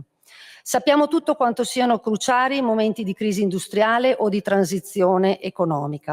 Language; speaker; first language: Italian; native; Italian